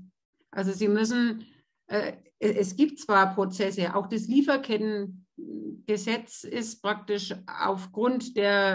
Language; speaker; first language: German; native; German